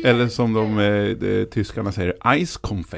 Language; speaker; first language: Swedish; native; Swedish